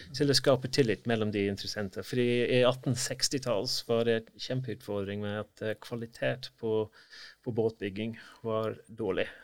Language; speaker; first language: Norwegian; non-native, fluent; English